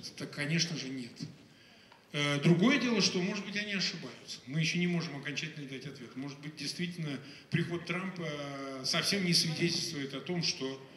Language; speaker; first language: Russian; native; Russian